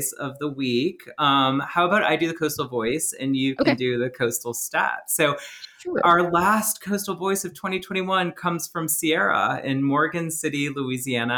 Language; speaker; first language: English; native; English